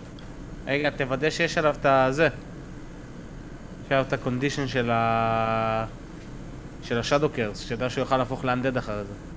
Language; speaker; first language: Hebrew; native; Hebrew